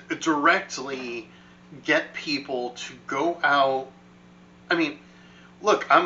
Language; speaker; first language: English; native; English